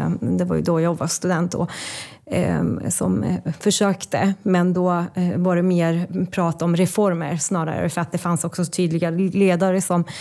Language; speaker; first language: Swedish; non-native, fluent; Persian